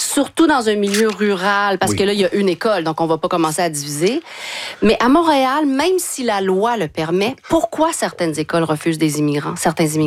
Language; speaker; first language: French; native; French